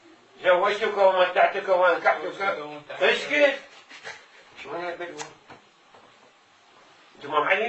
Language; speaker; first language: Arabic; native; Arabic